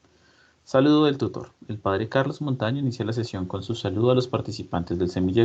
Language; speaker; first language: Spanish; native; Spanish